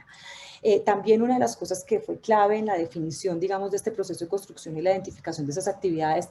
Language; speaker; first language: Spanish; native; Spanish